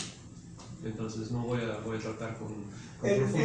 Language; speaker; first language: Spanish; non-native, fluent; English